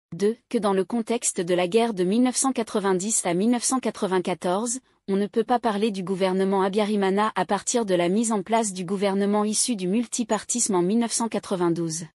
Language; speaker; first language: French; non-native, local second language; Kinyarwanda